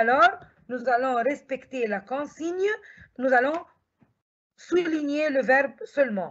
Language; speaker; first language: French; non-native, fluent; Arabic